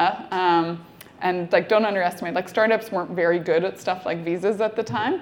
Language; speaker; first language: English; native; English